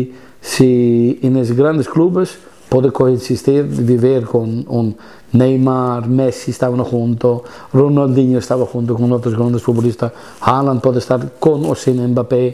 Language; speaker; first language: Spanish; non-native, fluent; Italian